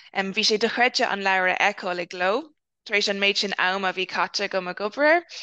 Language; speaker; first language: Irish; non-native, local second language; English